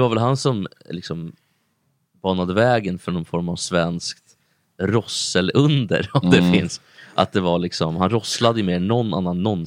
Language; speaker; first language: Swedish; native; Swedish